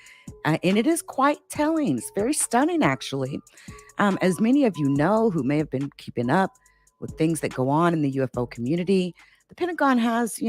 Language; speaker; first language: English; native; English